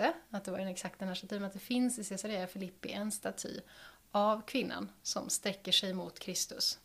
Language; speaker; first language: Swedish; native; Swedish